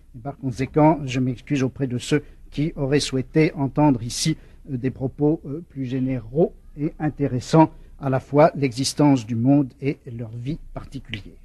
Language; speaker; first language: French; native; French